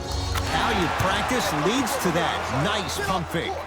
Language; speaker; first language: English; native; English